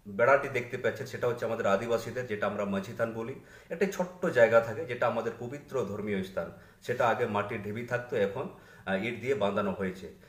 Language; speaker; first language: Bangla; non-native, local second language; Santali